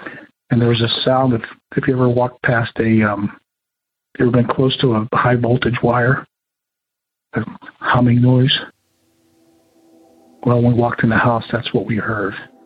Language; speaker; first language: English; native; English